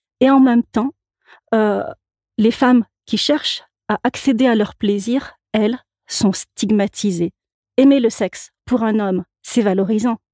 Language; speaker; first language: French; native; French